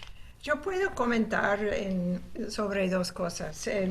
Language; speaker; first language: Spanish; non-native, fluent; English